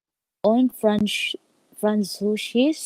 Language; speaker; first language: German; non-native, learner; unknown